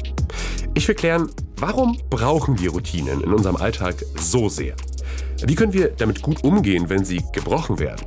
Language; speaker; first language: German; native; German